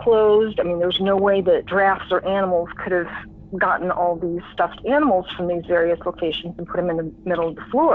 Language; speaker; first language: English; native; English